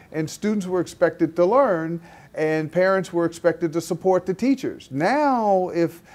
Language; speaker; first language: English; native; English